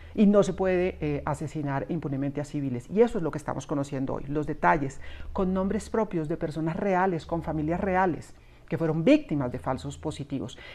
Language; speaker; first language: Spanish; native; Spanish